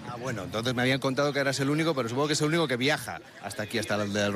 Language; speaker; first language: Spanish; native; Spanish